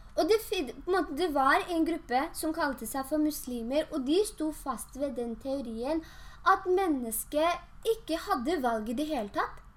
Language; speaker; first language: Norwegian; early bilingual, other home language; Urdu